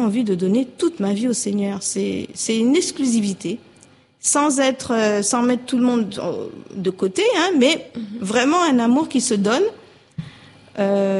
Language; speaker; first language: French; native; French